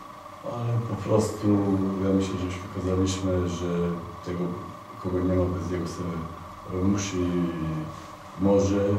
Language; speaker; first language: Polish; non-native, fluent; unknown